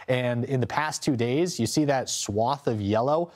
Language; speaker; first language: English; native; English